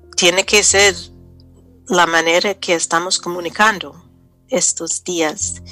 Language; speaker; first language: Spanish; non-native, fluent; English